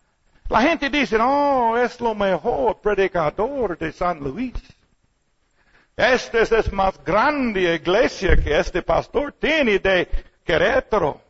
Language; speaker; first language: Spanish; non-native, learner; English